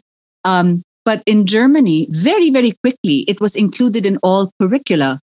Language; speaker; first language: English; native; English